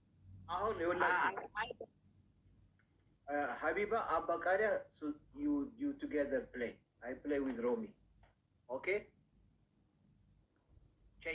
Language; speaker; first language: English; non-native, learner; Amharic